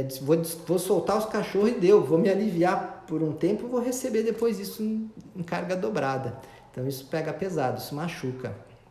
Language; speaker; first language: Portuguese; native; Portuguese